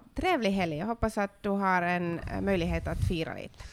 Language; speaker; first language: Swedish; non-native, local second language; Finnish